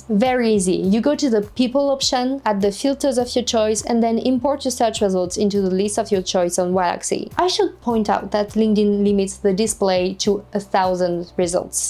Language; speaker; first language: English; non-native, fluent; French